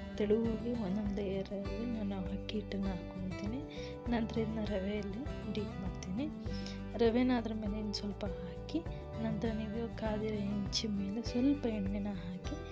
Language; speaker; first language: Kannada; native; Kannada